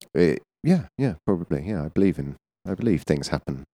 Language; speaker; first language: English; native; English